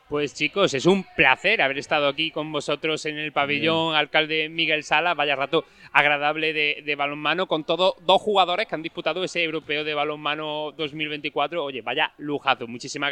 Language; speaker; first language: Spanish; native; Spanish